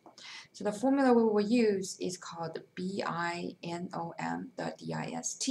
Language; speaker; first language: English; non-native, fluent; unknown